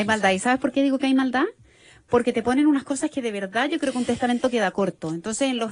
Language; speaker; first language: Spanish; native; Spanish